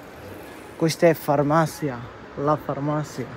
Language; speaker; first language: Italian; non-native, learner; Bangla